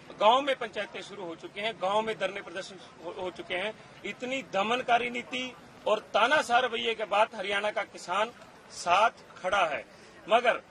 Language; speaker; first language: Hindi; native; Hindi